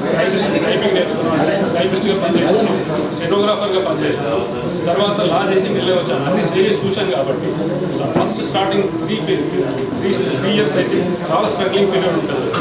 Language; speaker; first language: Telugu; native; Telugu